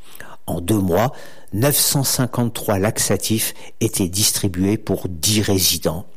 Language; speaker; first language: French; native; French